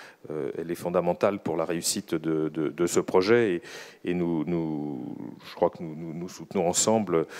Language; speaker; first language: French; native; French